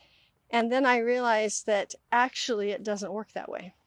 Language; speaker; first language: English; native; English